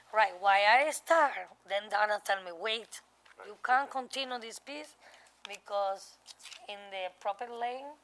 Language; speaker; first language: English; non-native, learner; Spanish